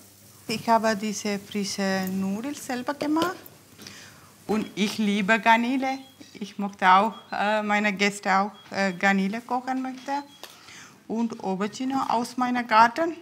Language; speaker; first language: German; non-native, learner; Tamil